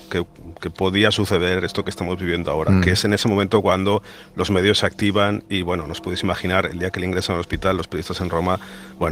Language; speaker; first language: Spanish; native; Spanish